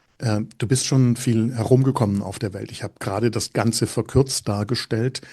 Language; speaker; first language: German; native; German